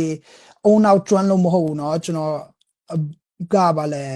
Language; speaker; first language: Burmese; non-native, learner; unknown